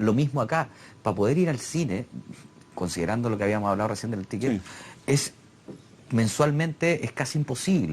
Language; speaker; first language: Spanish; native; Spanish